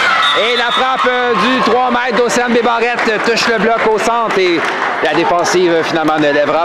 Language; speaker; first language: French; native; French